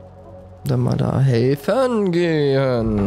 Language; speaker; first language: German; native; German